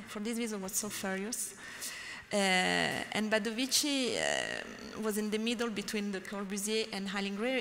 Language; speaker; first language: English; non-native, learner; French